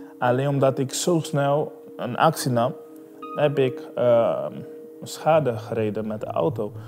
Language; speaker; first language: Dutch; non-native, fluent; Portuguese